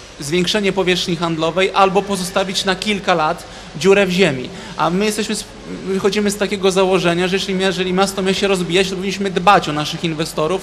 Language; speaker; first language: Polish; native; Polish